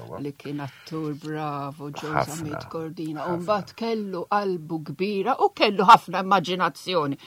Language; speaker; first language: Maltese; non-native, local second language; Italian